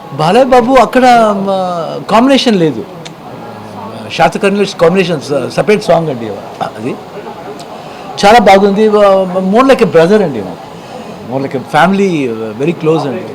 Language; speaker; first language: Telugu; non-native, learner; Kannada